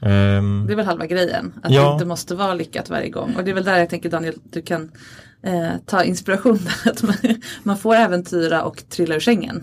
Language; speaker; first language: Swedish; native; Swedish